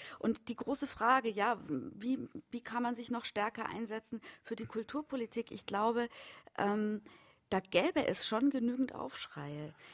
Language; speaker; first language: German; native; German